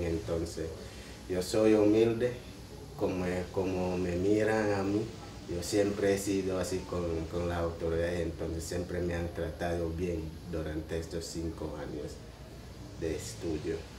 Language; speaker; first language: Spanish; non-native, local second language; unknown